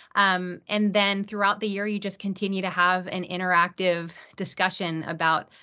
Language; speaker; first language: English; native; English